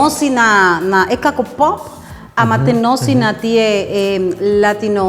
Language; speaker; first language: Macedonian; non-native, learner; Spanish